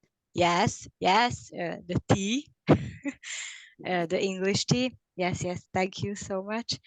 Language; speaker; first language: English; non-native, learner; Hungarian